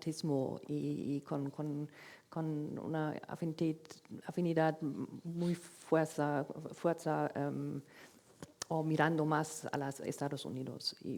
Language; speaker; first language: Spanish; non-native, fluent; German